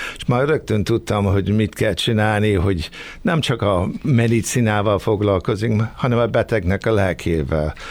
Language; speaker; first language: Hungarian; early bilingual, heritage; Hungarian